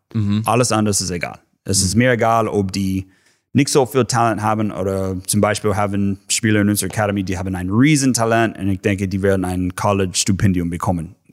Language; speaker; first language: German; non-native, fluent; English